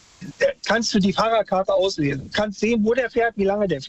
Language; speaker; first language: German; native; German